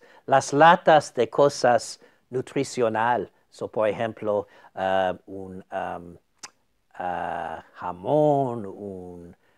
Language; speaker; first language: Spanish; non-native, fluent; English